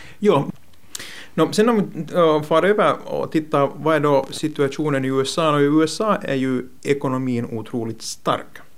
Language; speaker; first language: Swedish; native; Swedish